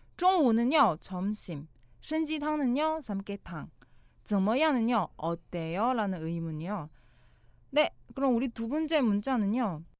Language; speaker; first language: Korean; non-native, fluent; Chinese